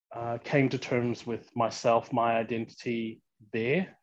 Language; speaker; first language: English; early bilingual, other home language; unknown